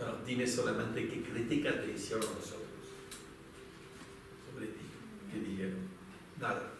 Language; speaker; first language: Spanish; non-native, fluent; French